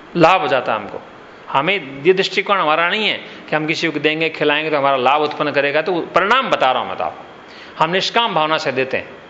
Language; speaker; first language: Hindi; non-native, local second language; Gujarati